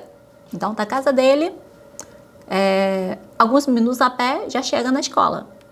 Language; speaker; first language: Portuguese; non-native, fluent; Chinese